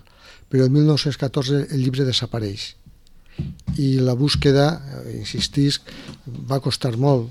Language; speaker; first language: Catalan; native; Catalan